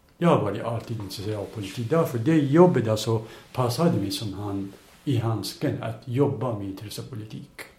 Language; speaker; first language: Swedish; non-native, fluent; Kurdish